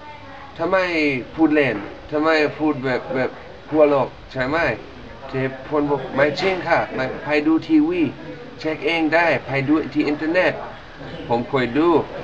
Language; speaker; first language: Thai; non-native, learner; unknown